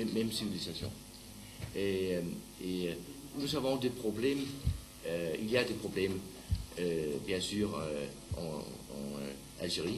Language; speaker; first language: French; non-native, learner; Danish